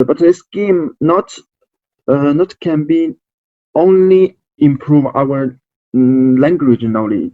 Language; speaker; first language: English; non-native, learner; Chinese